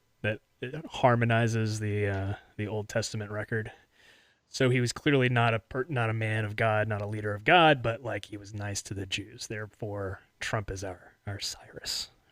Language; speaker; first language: English; native; English